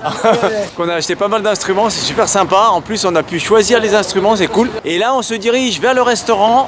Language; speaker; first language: French; native; French